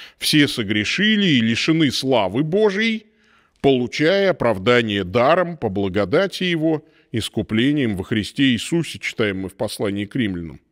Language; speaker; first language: Russian; native; Russian